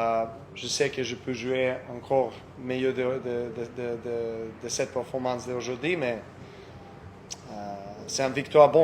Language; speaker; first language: French; non-native, fluent; Serbian